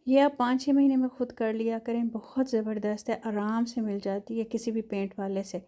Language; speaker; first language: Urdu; non-native, local second language; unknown